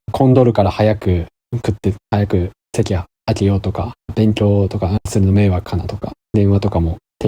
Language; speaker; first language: Japanese; native; Japanese